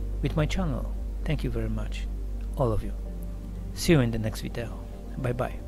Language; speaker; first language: English; non-native, learner; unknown